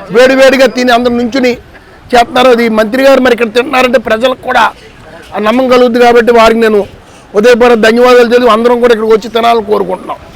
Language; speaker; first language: Telugu; native; Telugu